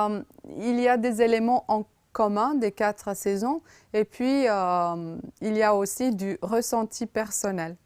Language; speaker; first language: French; non-native, fluent; Romanian